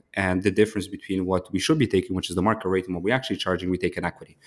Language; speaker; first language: English; early bilingual, other home language; Ukrainian